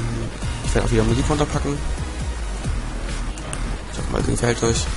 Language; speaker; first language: German; native; German